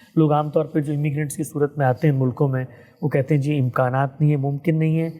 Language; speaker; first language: Urdu; native; Urdu